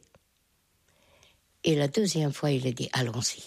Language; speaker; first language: French; non-native, fluent; Hungarian